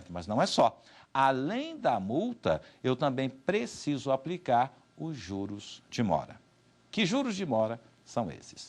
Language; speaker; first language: Portuguese; native; Portuguese